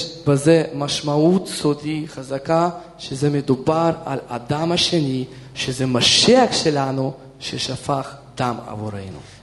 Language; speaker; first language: Hebrew; non-native, fluent; Russian